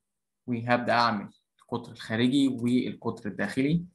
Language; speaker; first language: Arabic; native; Arabic